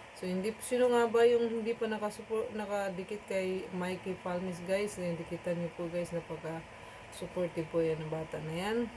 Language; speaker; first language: Filipino; non-native, local second language; Cebuano